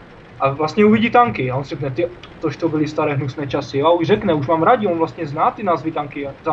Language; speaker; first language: Czech; native; Czech